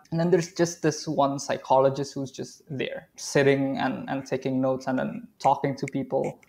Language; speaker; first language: English; non-native, fluent; Indonesian